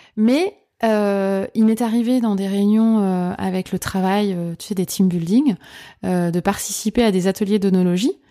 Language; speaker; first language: French; native; French